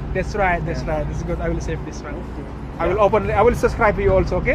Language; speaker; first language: English; non-native, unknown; Indonesian